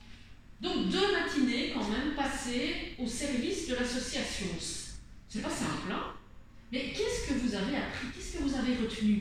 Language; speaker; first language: French; native; French